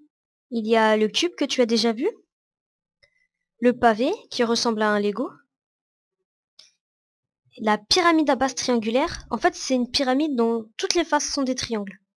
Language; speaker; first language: French; native; French